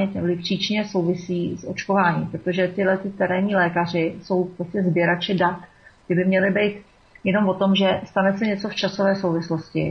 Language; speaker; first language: Czech; native; Czech